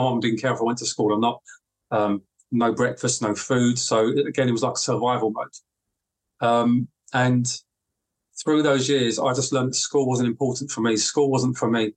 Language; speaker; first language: English; native; English